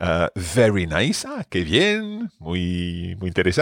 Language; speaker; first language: Spanish; non-native, fluent; English